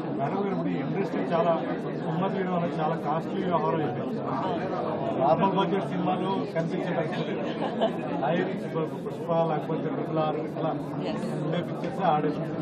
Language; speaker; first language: Telugu; native; Telugu